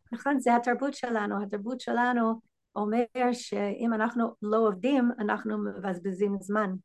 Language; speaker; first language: Hebrew; non-native, fluent; English